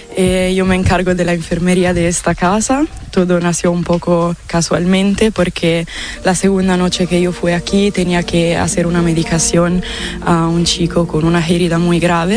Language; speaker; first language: Spanish; non-native, fluent; Italian